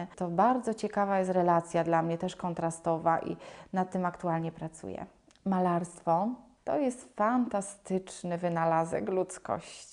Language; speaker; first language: Polish; native; Polish